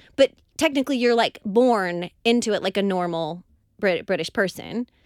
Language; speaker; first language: English; native; English